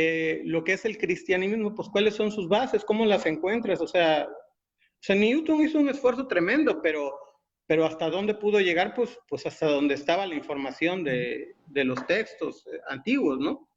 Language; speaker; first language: Spanish; native; Spanish